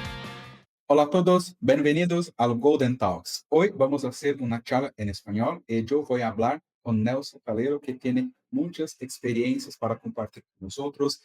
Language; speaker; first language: Spanish; non-native, fluent; Portuguese